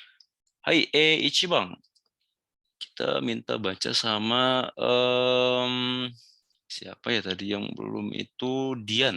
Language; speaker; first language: Indonesian; native; Indonesian